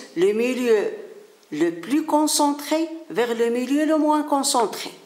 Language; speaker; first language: French; non-native, local second language; Arabic